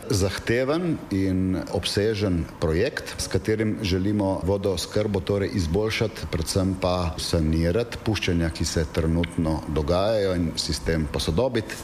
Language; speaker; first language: Slovenian; native; Slovenian